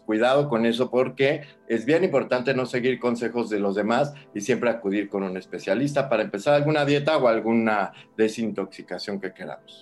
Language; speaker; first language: Spanish; native; Spanish